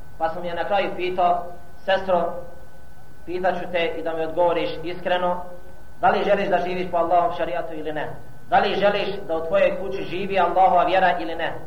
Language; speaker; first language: Bosnian; non-native, fluent; Arabic